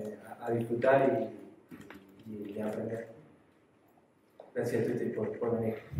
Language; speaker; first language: Italian; non-native, learner; Spanish